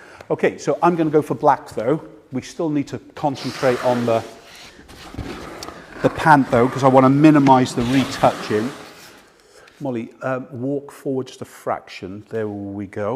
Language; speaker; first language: English; native; English